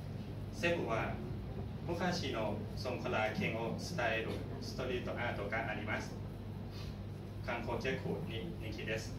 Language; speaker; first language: Japanese; non-native, learner; Thai